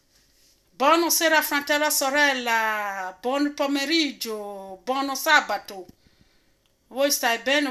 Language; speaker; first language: Italian; non-native, learner; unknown